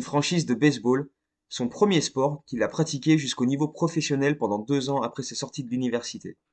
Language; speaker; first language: French; native; French